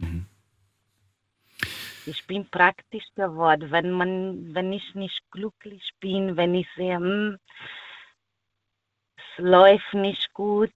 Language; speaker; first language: German; non-native, learner; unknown